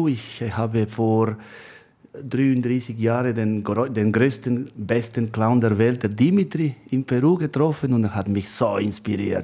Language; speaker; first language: German; non-native, fluent; Spanish